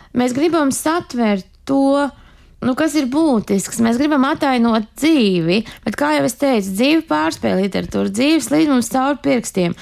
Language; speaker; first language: Latvian; native; Latvian